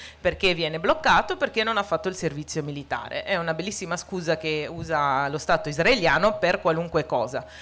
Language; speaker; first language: Italian; non-native, fluent; Arabic